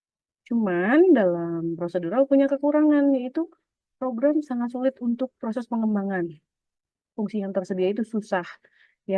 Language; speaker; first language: Indonesian; native; Indonesian